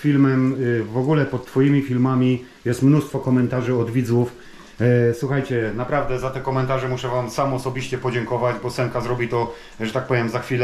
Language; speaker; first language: Polish; native; Polish